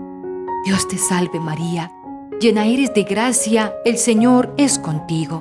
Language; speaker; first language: Spanish; native; Spanish